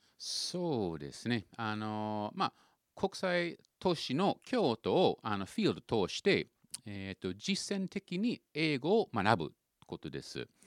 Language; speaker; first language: Japanese; non-native, fluent; English